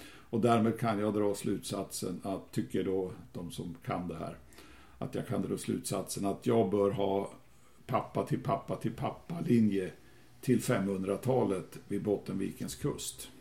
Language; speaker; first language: Swedish; native; Swedish